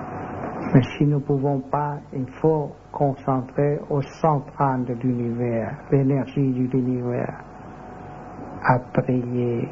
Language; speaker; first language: French; non-native, learner; Vietnamese